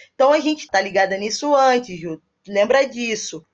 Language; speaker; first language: Portuguese; native; Portuguese